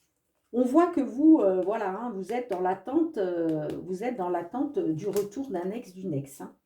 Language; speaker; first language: French; native; French